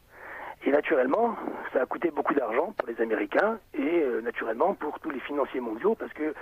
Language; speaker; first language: French; native; French